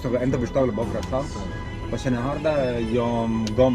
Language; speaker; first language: Arabic; non-native, learner; English